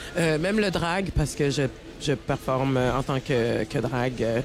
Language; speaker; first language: French; native; French